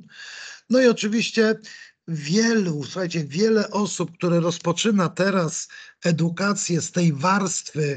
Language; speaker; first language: Polish; native; Polish